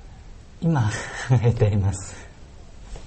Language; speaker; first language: Japanese; non-native, learner; Thai